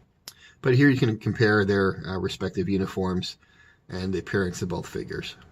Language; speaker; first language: English; native; English